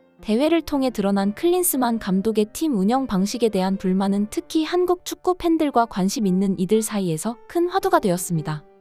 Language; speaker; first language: Korean; native; Korean